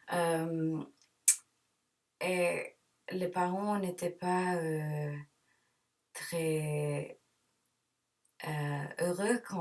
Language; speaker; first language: French; non-native, learner; English